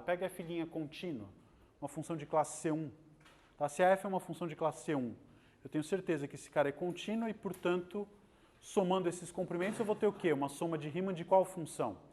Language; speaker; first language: Portuguese; native; Portuguese